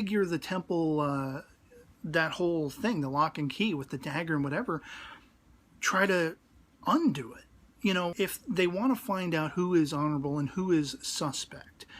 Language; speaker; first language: English; native; English